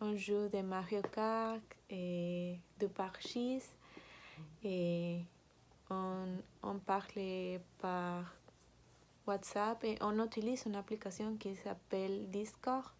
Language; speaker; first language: French; non-native, learner; Spanish